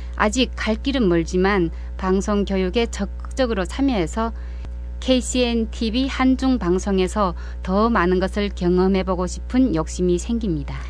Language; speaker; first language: Korean; early bilingual, heritage; Korean